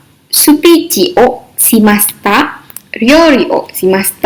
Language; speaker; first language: Japanese; non-native, fluent; Indonesian